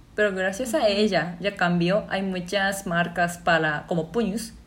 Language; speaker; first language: Spanish; non-native, fluent; Japanese